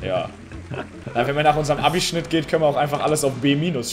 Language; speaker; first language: German; native; German